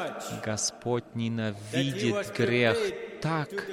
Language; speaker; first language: Russian; non-native, fluent; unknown